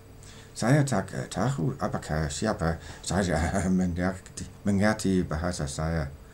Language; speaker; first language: Indonesian; non-native, learner; Danish